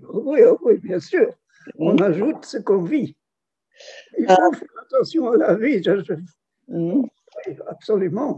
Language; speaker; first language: French; non-native, fluent; German